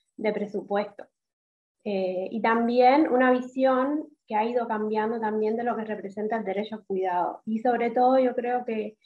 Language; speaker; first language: Spanish; native; Spanish